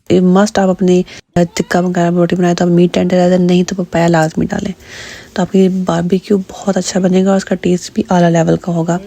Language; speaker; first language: Urdu; native; Urdu